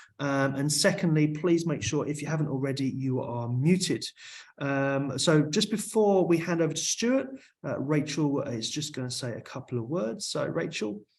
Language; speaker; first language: English; native; English